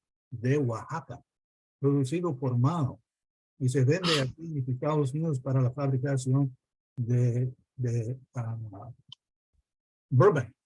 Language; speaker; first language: Spanish; non-native, fluent; English